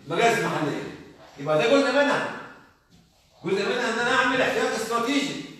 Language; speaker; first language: Arabic; native; Arabic